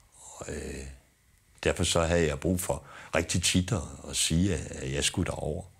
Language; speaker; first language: Danish; native; Danish